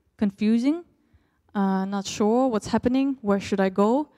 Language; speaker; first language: English; early bilingual, other home language; Russian